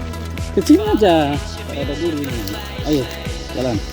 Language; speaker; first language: Malay; native; Malay